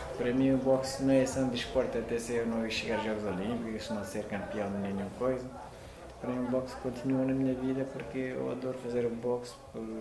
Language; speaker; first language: Portuguese; non-native, fluent; Persian